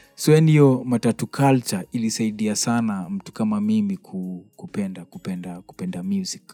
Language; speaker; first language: Swahili; native; Swahili